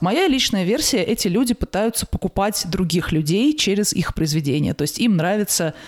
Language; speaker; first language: Russian; native; Russian